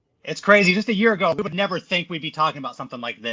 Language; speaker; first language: English; native; English